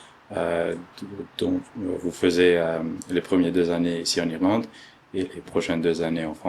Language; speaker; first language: French; early bilingual, other home language; Arabic